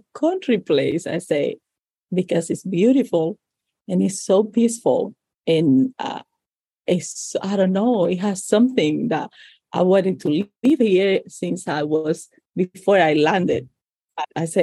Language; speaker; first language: English; non-native, fluent; Spanish